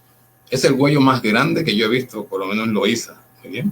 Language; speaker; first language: Spanish; native; Spanish